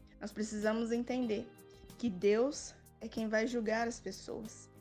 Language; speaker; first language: Portuguese; native; Portuguese